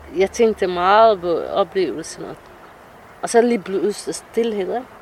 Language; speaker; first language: Danish; non-native, fluent; Somali